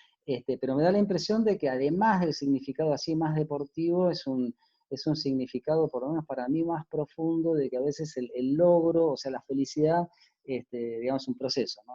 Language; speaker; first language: Spanish; native; Spanish